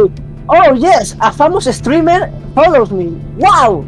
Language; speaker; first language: English; non-native, learner; Spanish